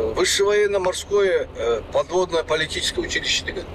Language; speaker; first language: Russian; non-native, local second language; Kazakh